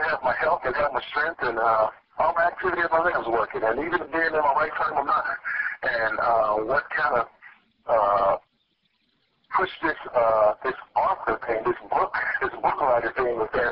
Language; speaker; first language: English; native; English